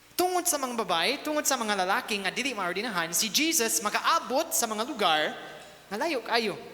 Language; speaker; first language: Cebuano; native; Cebuano